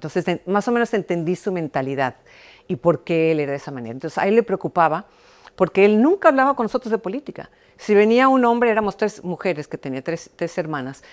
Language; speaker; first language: Spanish; early bilingual, heritage; Spanish